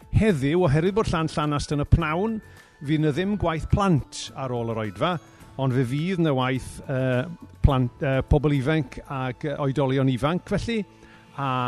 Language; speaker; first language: Welsh; native; Welsh